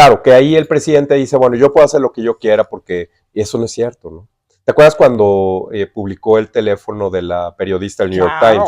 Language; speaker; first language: Spanish; native; Spanish